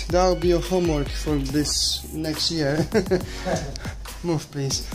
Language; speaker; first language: English; non-native, fluent; Polish